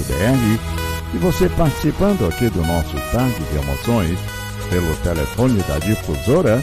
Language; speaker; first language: Portuguese; native; Portuguese